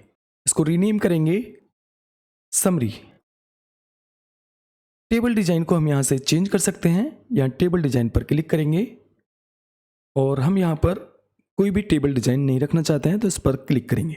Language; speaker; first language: Hindi; native; Hindi